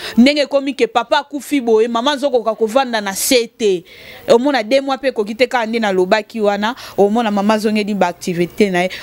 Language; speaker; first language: Lingala; non-native, local second language; Luba-Lulua